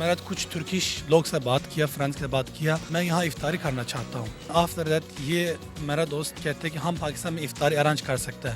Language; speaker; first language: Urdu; non-native, learner; Turkish